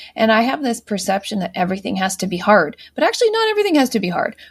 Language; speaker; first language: English; native; English